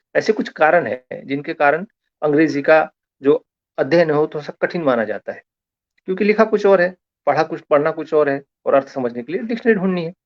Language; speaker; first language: Hindi; non-native, local second language; Marathi